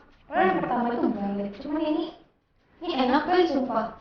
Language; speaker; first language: Indonesian; early bilingual, other home language; Japanese